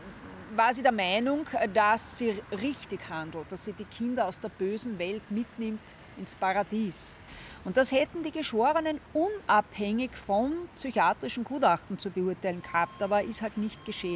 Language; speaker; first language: German; native; German